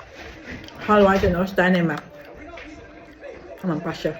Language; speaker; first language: Finnish; non-native, learner; Filipino